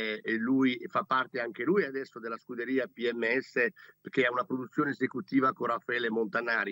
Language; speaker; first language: Italian; native; Italian